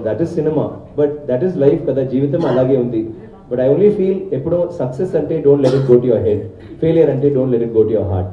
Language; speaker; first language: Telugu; non-native, learner; Tamil